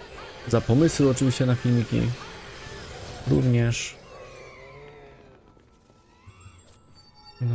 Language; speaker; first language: Polish; native; Polish